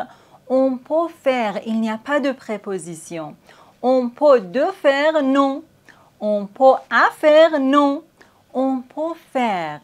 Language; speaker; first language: French; native; French